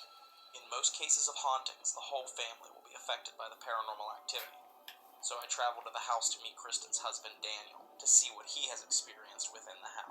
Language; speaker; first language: English; native; English